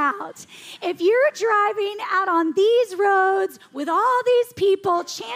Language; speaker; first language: English; native; English